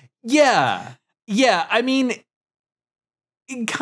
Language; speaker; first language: English; native; English